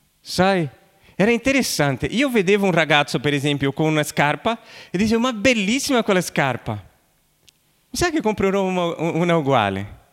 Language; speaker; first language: Italian; non-native, fluent; Portuguese